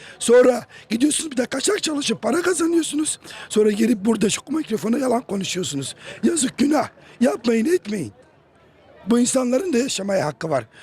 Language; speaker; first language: Turkish; native; Turkish